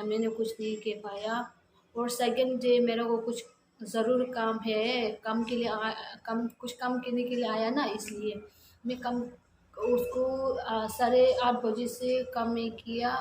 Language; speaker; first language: Hindi; non-native, learner; Tibetan